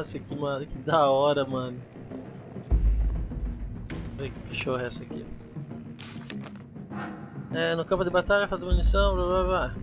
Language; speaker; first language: Portuguese; native; Portuguese